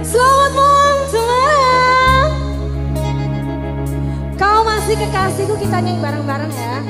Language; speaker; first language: Indonesian; native; Indonesian